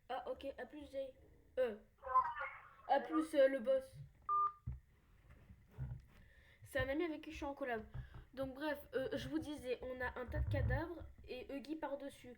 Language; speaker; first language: French; native; French